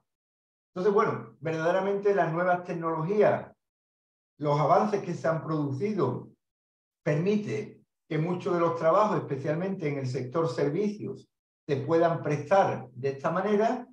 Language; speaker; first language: Spanish; native; Spanish